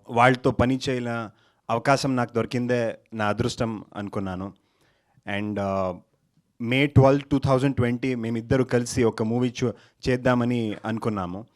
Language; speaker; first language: Telugu; non-native, learner; Kannada